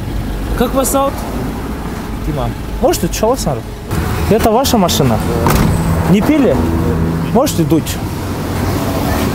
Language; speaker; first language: Russian; non-native, local second language; Kyrgyz